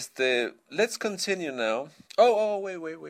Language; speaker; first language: English; non-native, fluent; Spanish